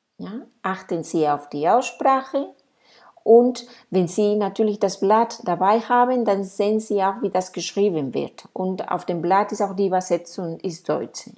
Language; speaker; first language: German; non-native, fluent; Spanish